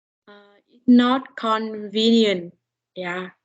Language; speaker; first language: English; non-native, learner; Vietnamese